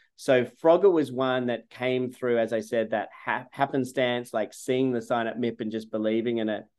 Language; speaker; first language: English; native; English